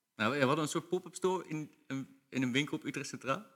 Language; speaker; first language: Dutch; native; Dutch